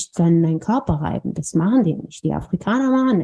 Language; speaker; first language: German; non-native, fluent; Amharic